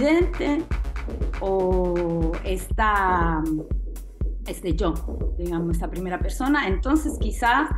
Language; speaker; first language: Spanish; non-native, fluent; Italian